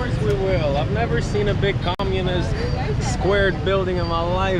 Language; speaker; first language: English; non-native, fluent; Ukrainian